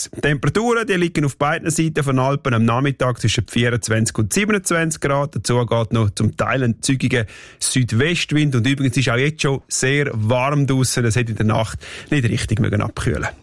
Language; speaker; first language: German; native; German